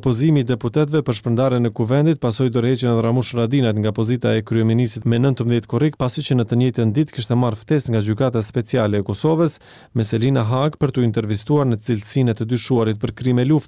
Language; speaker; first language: Albanian; native; Albanian